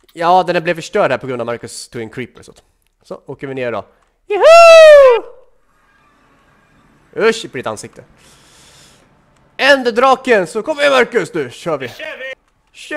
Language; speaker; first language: Swedish; native; Swedish